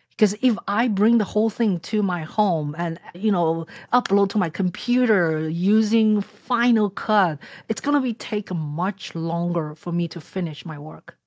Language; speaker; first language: English; non-native, fluent; Chinese